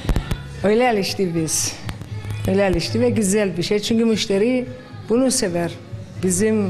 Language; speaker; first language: Turkish; non-native, local second language; Arabic